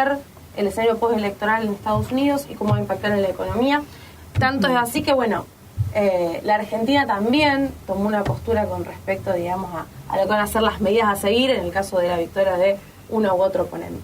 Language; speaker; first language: Spanish; native; Spanish